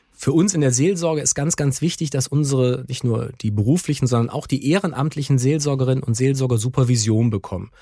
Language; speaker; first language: German; native; German